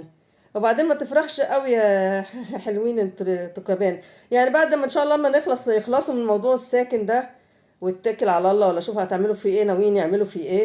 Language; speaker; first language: Arabic; native; Arabic